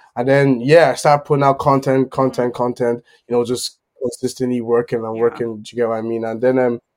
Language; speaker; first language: English; native; English